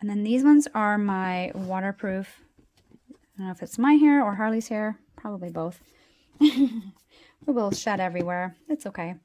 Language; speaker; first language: English; native; English